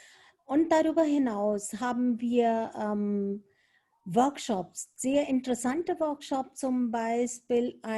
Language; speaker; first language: German; non-native, fluent; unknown